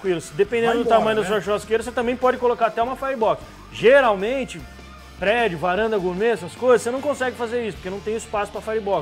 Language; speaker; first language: Portuguese; native; Portuguese